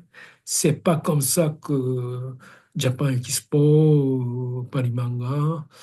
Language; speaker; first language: French; non-native, fluent; Japanese